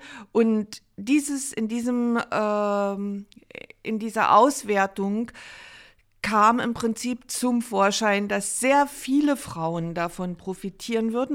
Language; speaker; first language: German; native; German